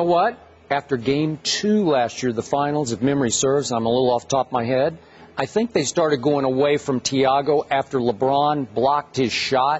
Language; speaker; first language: English; native; English